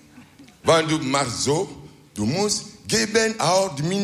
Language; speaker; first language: Dutch; non-native, learner; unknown